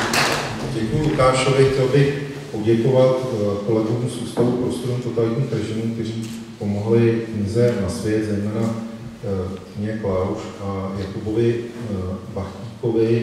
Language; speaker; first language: Czech; native; Czech